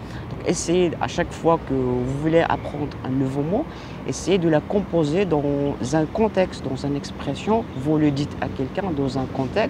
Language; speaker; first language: French; non-native, local second language; Arabic